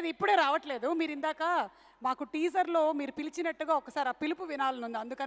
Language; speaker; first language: Telugu; native; Telugu